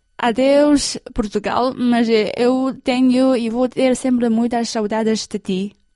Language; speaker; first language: Portuguese; non-native, fluent; Chinese